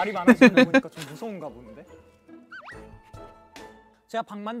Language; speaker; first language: Korean; native; Korean